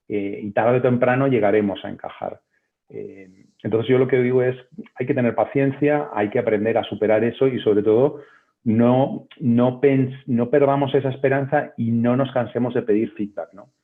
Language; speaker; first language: Spanish; native; Spanish